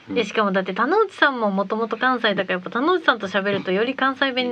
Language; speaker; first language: Japanese; native; Japanese